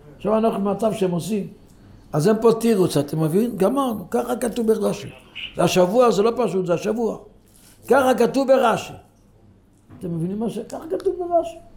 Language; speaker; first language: Hebrew; non-native, local second language; Yiddish